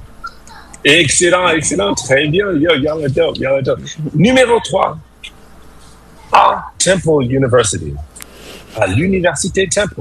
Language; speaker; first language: French; non-native, fluent; English